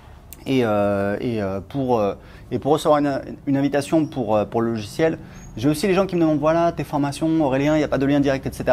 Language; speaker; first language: French; native; French